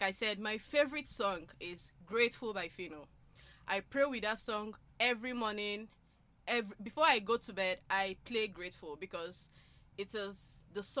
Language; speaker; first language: English; non-native, local second language; Igbo